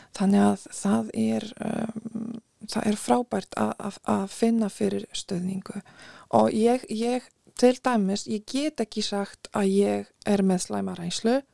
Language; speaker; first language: Icelandic; non-native, fluent; Polish